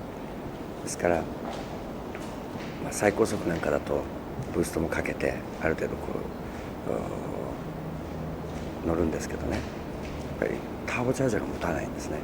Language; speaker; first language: Japanese; native; Japanese